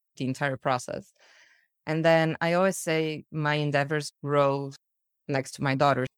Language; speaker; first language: English; early bilingual, other home language; Portuguese